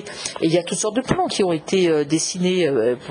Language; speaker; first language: French; native; French